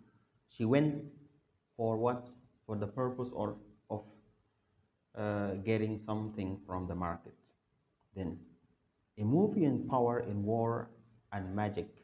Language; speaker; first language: English; non-native, fluent; Arabic